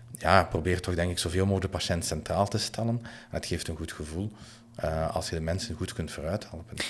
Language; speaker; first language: Dutch; native; Dutch